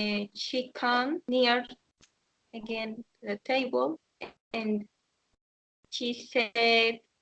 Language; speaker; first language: English; non-native, learner; Spanish